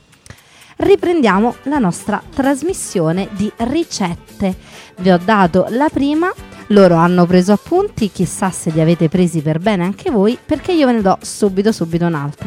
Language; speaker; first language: Italian; native; Italian